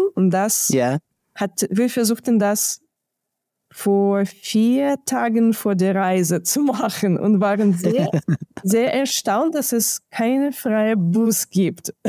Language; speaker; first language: German; non-native, fluent; Ukrainian